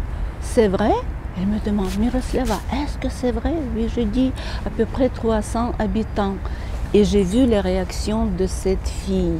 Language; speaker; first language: French; non-native, fluent; Ukrainian